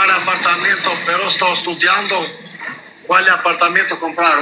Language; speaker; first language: Italian; non-native, learner; Albanian